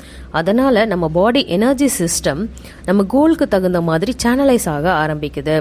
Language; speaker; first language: Tamil; native; Tamil